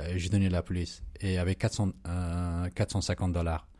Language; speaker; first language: French; non-native, fluent; Urdu